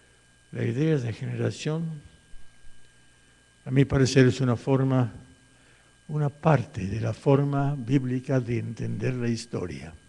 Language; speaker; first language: Spanish; non-native, fluent; English